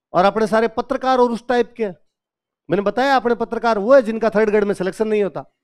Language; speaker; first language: Hindi; native; Hindi